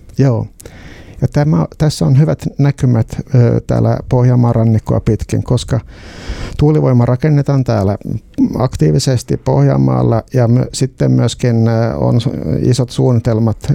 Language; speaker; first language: Finnish; non-native, local second language; Swedish